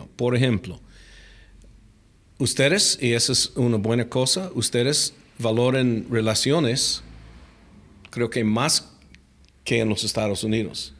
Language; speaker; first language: Spanish; non-native, fluent; English